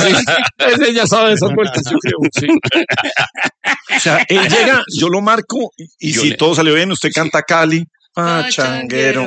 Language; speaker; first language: Spanish; native; Spanish